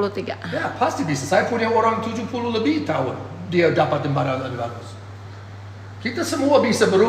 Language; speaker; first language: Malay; non-native, learner; English